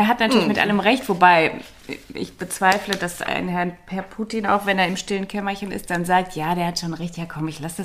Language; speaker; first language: German; native; German